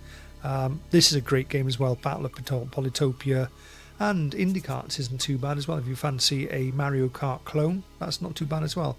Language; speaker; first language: English; native; English